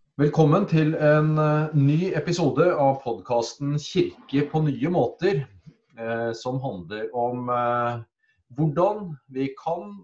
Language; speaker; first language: Norwegian; native; Norwegian